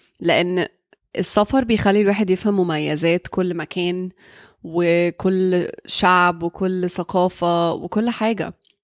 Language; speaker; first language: Arabic; early bilingual, heritage; Arabic